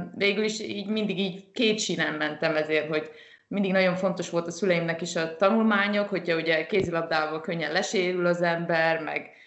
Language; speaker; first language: Hungarian; early bilingual, heritage; Hungarian